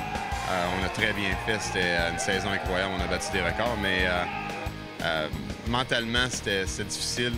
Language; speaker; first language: French; native; French